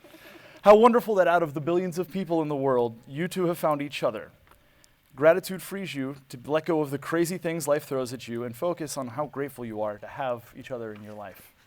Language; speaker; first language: English; native; English